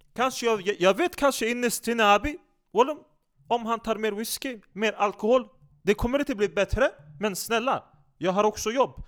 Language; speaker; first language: Swedish; non-native, fluent; Turkish